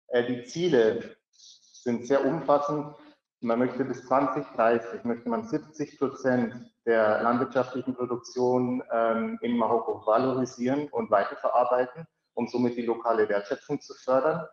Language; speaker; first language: German; native; German